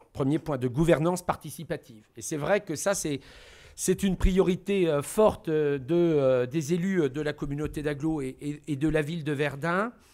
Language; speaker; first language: French; native; French